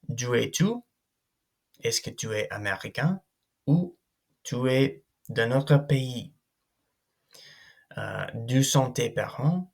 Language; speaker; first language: French; non-native, fluent; English